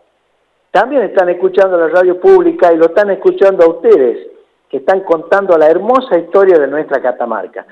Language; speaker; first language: Spanish; native; Spanish